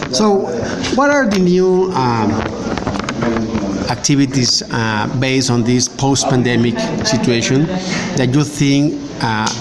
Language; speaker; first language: English; non-native, fluent; Spanish